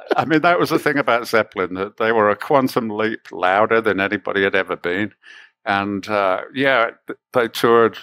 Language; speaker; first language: English; native; English